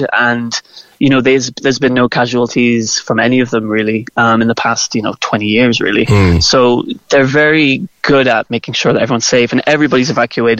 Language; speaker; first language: English; native; English